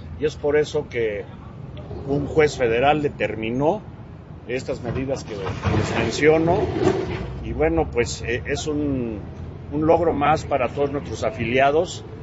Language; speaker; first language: Spanish; native; Spanish